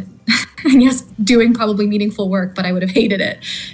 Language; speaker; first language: English; native; English